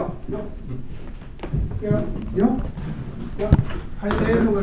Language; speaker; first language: Swedish; non-native, fluent; Chinese